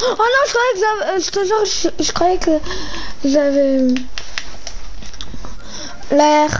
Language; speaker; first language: French; native; French